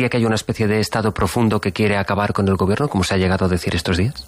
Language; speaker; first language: Spanish; native; Spanish